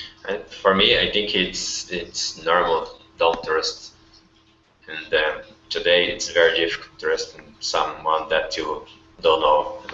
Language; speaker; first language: English; non-native, learner; Portuguese